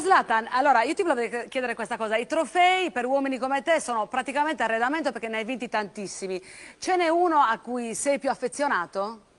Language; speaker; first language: Italian; native; Italian